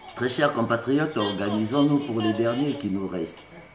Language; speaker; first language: French; non-native, local second language; Lingala